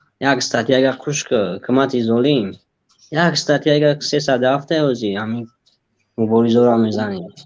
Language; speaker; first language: Tajik; native; Tajik